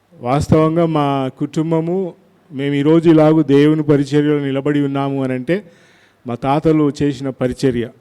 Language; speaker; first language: Telugu; non-native, local second language; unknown